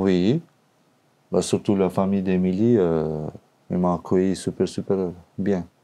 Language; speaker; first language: French; non-native, learner; Albanian